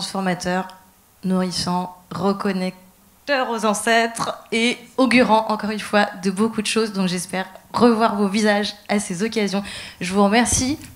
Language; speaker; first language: French; native; French